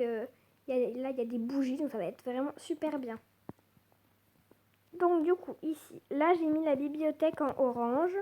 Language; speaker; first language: French; native; French